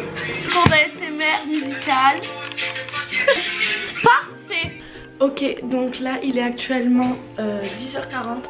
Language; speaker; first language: French; native; French